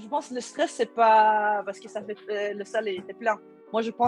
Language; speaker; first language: French; non-native, learner; Swedish